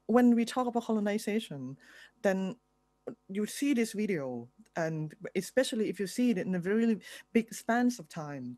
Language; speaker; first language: English; non-native, fluent; Thai